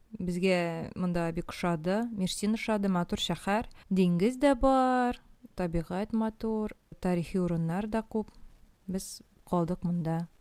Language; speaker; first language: Tatar; native; Tatar